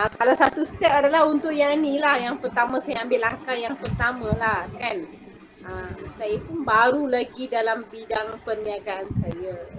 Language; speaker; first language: Malay; non-native, local second language; Tamil